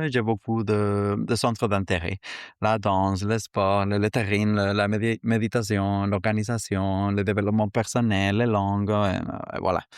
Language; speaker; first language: French; non-native, fluent; Spanish